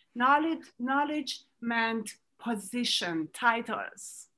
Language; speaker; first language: English; non-native, fluent; Romanian